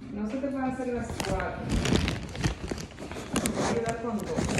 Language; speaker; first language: Spanish; native; Spanish